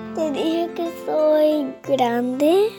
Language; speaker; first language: Spanish; early bilingual, heritage; Spanish